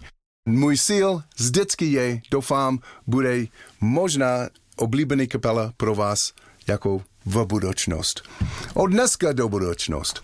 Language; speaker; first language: Czech; non-native, learner; English